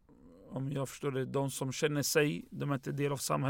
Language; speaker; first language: Swedish; non-native, fluent; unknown